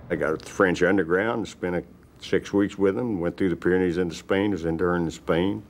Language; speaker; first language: English; native; English